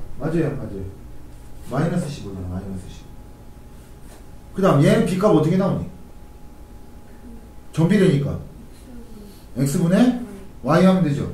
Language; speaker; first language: Korean; native; Korean